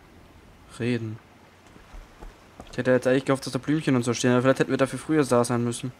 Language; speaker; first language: German; native; German